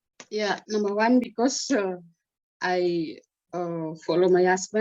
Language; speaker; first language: English; non-native, learner; Indonesian